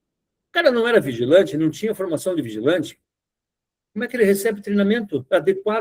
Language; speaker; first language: Portuguese; native; Portuguese